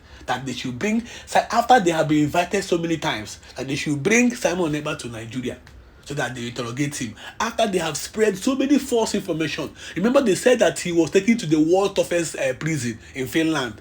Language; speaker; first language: English; non-native, local second language; Igbo